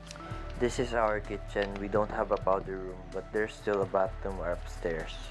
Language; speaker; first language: English; non-native, local second language; Filipino